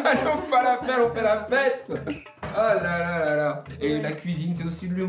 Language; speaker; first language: French; native; French